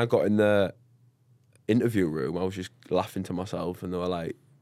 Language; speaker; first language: English; native; English